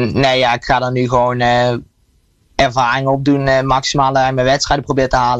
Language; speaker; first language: Dutch; native; Dutch